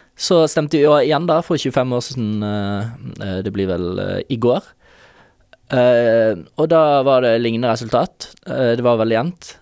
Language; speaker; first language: Norwegian; native; Norwegian